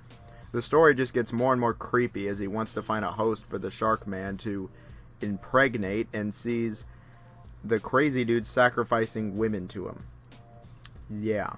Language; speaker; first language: English; native; English